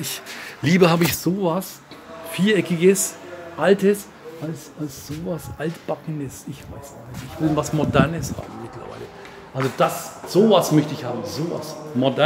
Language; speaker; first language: German; early bilingual, other home language; Turkish